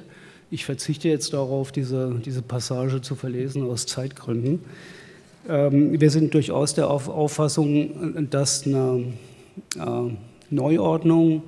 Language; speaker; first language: German; native; German